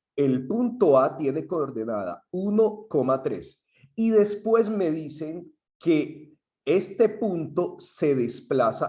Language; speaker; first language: Spanish; native; Spanish